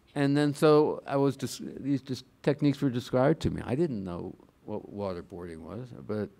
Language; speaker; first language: English; native; English